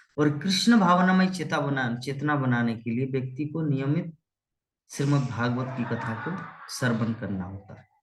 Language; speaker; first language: Hindi; non-native, local second language; Bangla